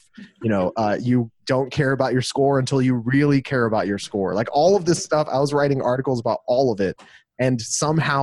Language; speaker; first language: English; native; English